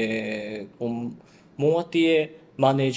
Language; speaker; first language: French; non-native, learner; Japanese